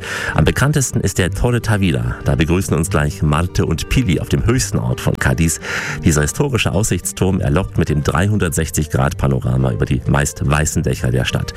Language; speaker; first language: German; native; German